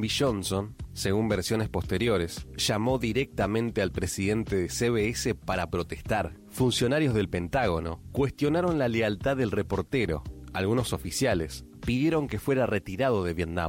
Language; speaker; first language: Spanish; native; Spanish